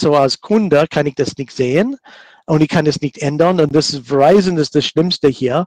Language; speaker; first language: German; non-native, fluent; English